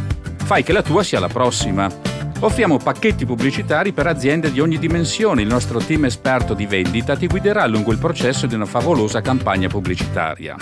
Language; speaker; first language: Italian; native; Italian